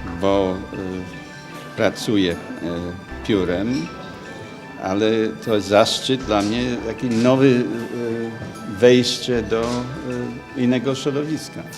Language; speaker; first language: Polish; non-native, fluent; English